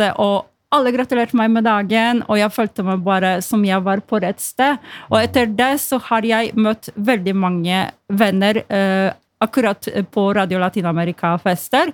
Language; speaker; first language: Norwegian; non-native, fluent; Polish